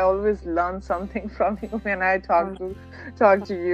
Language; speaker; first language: English; non-native, local second language; Hindi